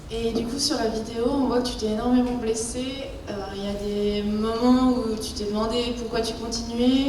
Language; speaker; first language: French; native; French